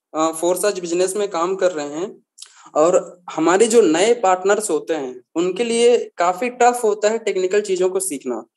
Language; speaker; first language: Hindi; native; Hindi